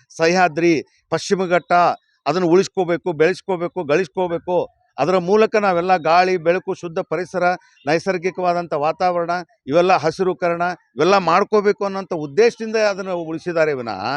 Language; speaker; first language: Kannada; native; Kannada